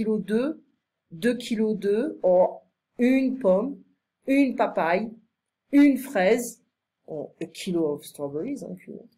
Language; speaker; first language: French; non-native, fluent; English